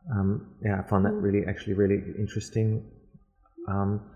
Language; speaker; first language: English; non-native, fluent; German